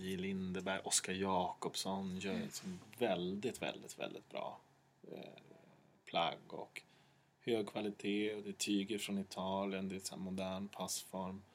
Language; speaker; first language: Swedish; native; Swedish